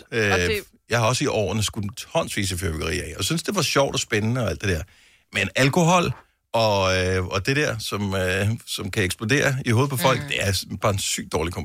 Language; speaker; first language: Danish; native; Danish